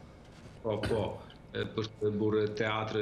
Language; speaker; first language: Albanian; early bilingual, heritage; Albanian